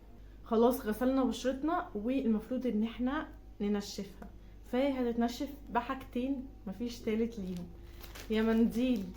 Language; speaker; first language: Arabic; native; Arabic